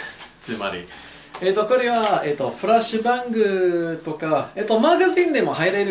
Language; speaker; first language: Japanese; non-native, learner; English